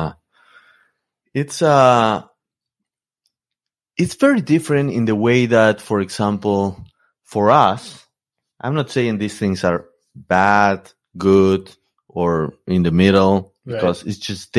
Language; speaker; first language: English; non-native, fluent; Spanish